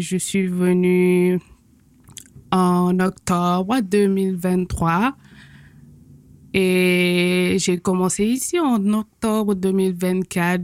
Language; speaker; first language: French; non-native, local second language; Wolof